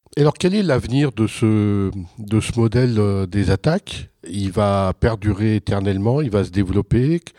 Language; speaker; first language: French; native; French